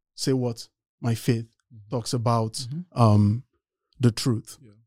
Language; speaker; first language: English; non-native, local second language; Yoruba